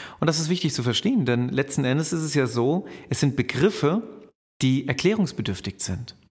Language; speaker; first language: German; native; German